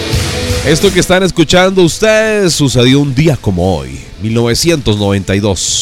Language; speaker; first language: Spanish; native; Spanish